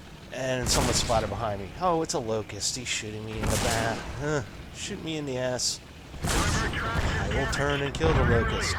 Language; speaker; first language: English; native; English